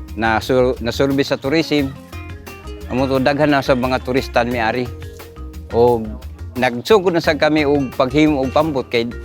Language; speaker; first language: Cebuano; native; Cebuano